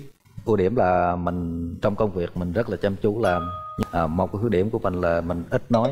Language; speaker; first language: Vietnamese; native; Vietnamese